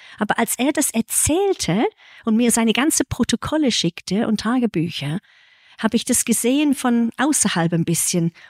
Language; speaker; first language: German; early bilingual, heritage; English